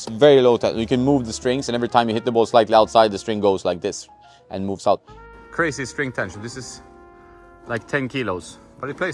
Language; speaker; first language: English; non-native, fluent; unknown